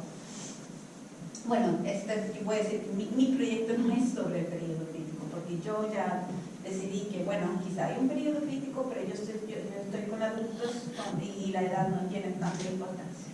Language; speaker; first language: Spanish; non-native, fluent; Swedish